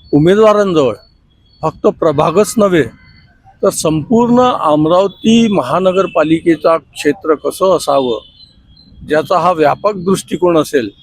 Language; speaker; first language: Marathi; native; Marathi